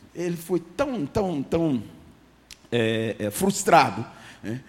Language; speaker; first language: Portuguese; non-native, fluent; English